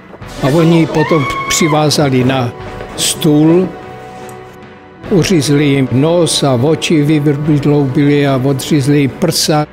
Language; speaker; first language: Czech; early bilingual, heritage; Czech